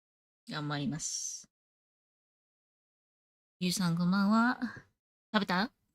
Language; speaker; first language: Japanese; non-native, learner; English